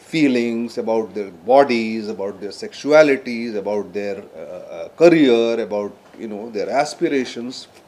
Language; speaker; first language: English; non-native, local second language; Hindi